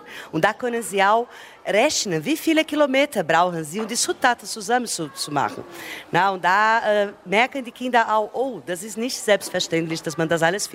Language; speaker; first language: German; non-native, fluent; Portuguese